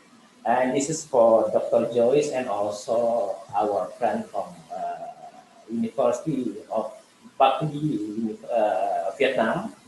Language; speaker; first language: English; non-native, learner; Indonesian